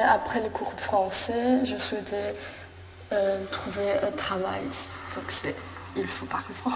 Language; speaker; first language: French; non-native, learner; Chinese